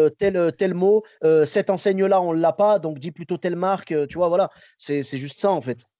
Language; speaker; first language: French; early bilingual, other home language; Arabic